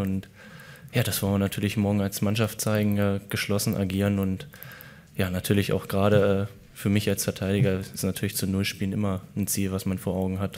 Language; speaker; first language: German; native; German